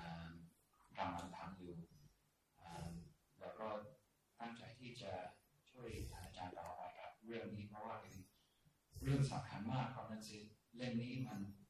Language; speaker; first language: Thai; non-native, fluent; English